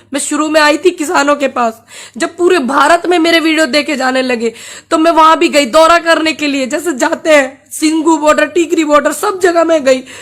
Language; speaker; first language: Hindi; native; Hindi